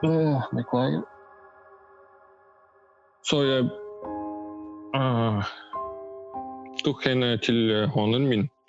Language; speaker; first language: Norwegian; non-native, learner; Russian